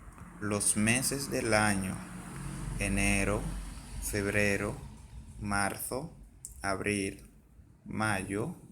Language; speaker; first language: Spanish; non-native, fluent; Haitian Creole